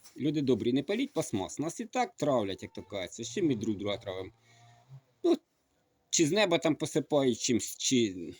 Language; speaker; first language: Ukrainian; native; Ukrainian